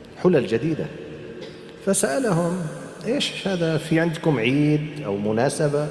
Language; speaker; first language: Arabic; native; Arabic